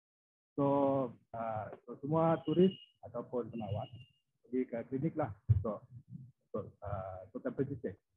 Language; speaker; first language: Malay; non-native, local second language; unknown